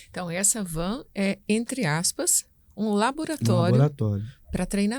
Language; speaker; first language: Portuguese; native; Portuguese